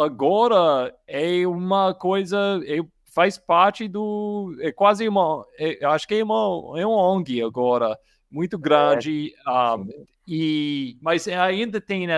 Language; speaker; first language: Portuguese; non-native, learner; English